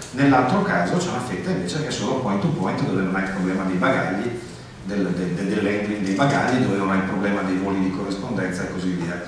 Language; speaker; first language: Italian; early bilingual, heritage; Italian